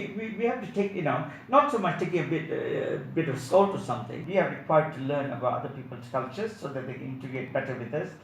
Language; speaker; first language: English; non-native, local second language; Tamil